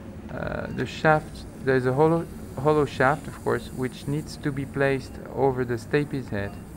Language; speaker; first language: English; non-native, fluent; French